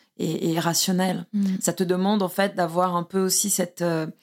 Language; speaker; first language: French; non-native, fluent; Portuguese